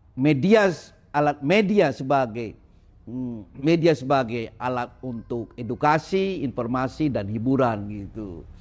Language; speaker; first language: Indonesian; non-native, local second language; Sundanese